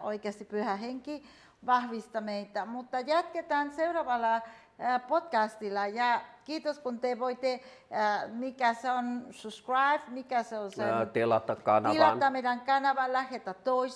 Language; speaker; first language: Finnish; non-native, fluent; Spanish